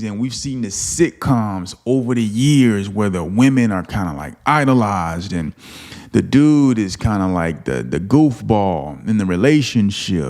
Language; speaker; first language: English; native; English